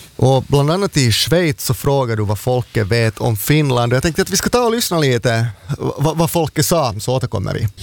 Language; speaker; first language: Swedish; native; Swedish